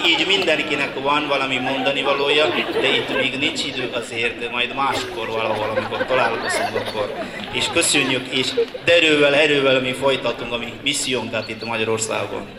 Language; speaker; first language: Hungarian; non-native, fluent; Malayalam